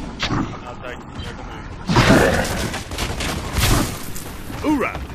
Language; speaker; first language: Swedish; native; Swedish